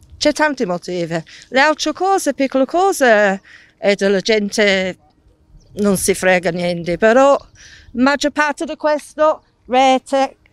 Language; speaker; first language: Italian; non-native, learner; English